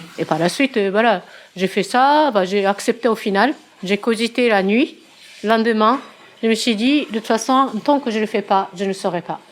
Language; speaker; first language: French; non-native, fluent; Japanese